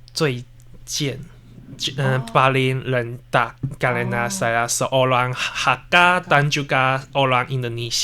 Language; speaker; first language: Indonesian; non-native, learner; Chinese